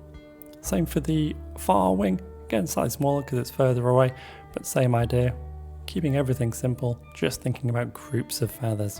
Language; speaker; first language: English; native; English